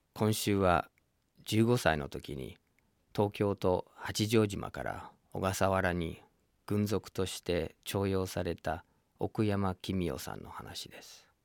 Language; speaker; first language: Japanese; non-native, fluent; English